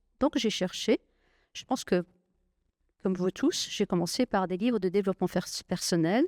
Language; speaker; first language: French; non-native, local second language; Arabic